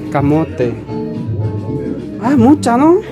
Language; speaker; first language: Spanish; non-native, learner; Indonesian